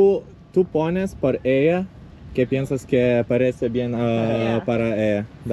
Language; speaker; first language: Spanish; non-native, learner; Lithuanian